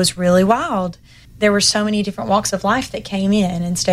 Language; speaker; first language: English; native; English